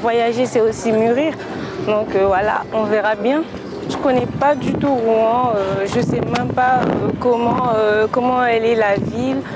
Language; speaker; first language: French; non-native, local second language; Comorian